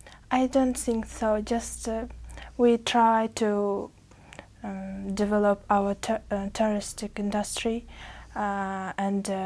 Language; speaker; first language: English; non-native, fluent; Uzbek